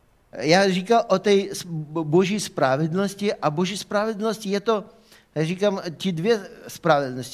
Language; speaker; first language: Czech; non-native, fluent; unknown